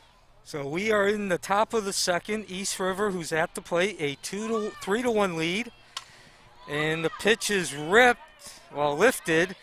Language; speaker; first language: English; native; English